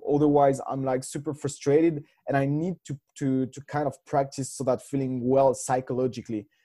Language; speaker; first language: English; non-native, fluent; French